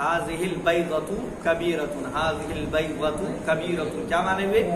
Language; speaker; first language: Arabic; non-native, fluent; Urdu